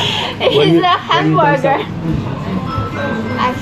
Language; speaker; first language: English; non-native, learner; Chinese